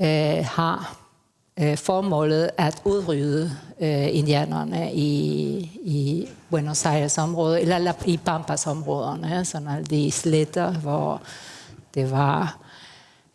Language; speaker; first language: Danish; non-native, fluent; Spanish